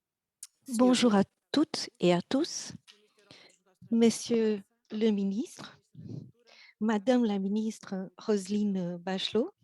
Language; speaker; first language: French; non-native, fluent; Portuguese